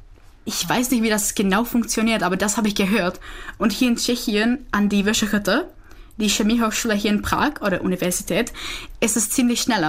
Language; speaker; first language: German; non-native, fluent; Czech